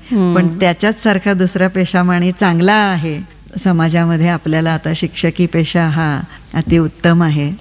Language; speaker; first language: Marathi; non-native, local second language; Kannada